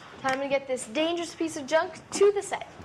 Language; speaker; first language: English; native; English